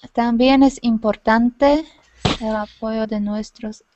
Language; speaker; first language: Spanish; non-native, fluent; Slovak